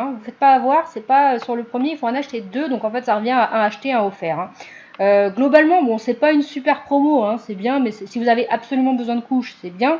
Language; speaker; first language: French; native; French